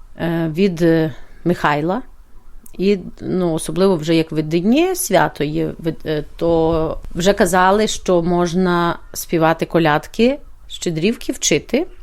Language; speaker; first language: Ukrainian; native; Ukrainian